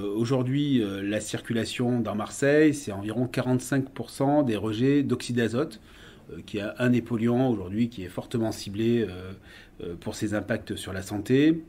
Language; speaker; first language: French; native; French